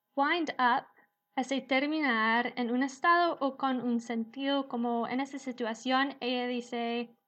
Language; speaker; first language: Spanish; non-native, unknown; English